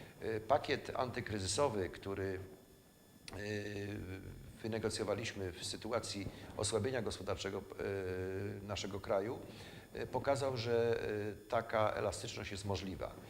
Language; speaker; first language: Polish; native; Polish